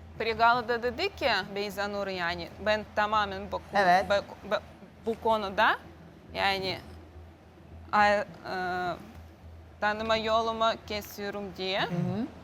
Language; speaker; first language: Turkish; non-native, learner; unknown